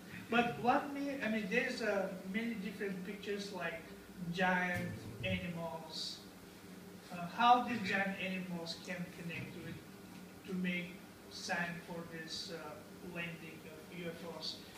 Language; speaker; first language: English; non-native, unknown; Bulgarian